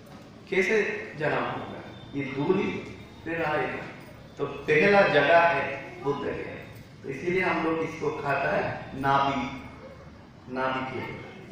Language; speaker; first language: Hindi; non-native, learner; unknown